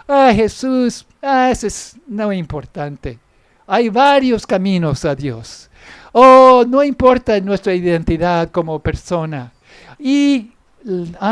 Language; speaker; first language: Spanish; non-native, fluent; English